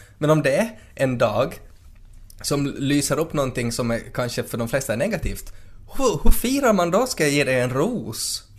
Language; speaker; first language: Swedish; native; Swedish